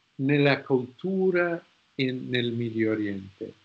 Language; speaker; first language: Italian; non-native, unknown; English